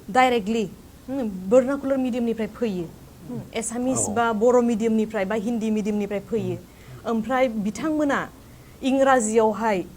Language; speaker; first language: Bodo; non-native, local second language; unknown